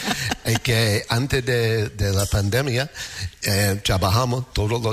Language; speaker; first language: Spanish; non-native, learner; English